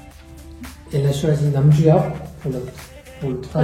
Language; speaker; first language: French; non-native, fluent; Korean